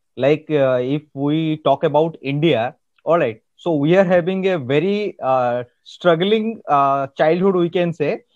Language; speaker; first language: English; non-native, local second language; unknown